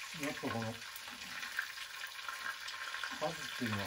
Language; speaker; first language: Japanese; native; Japanese